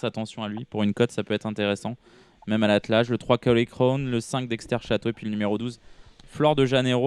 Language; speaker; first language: French; native; French